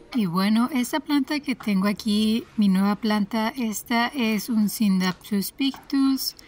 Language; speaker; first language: Spanish; native; Spanish